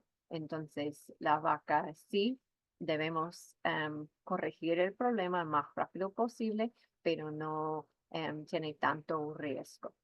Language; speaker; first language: Spanish; non-native, fluent; English